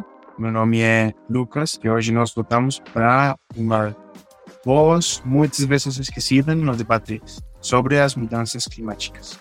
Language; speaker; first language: Portuguese; non-native, fluent; Spanish